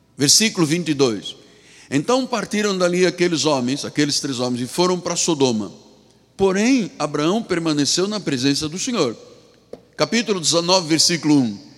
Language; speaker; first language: Portuguese; native; Portuguese